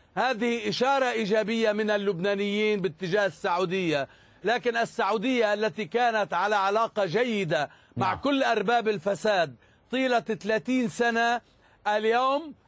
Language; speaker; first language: Arabic; native; Arabic